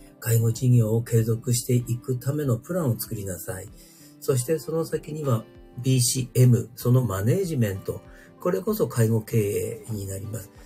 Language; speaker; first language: Japanese; native; Japanese